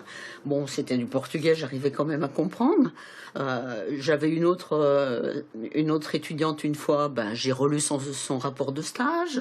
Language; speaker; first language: French; native; French